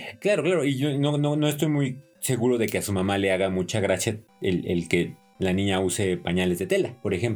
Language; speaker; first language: Spanish; native; Spanish